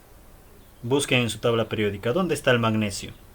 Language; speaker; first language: Spanish; native; Spanish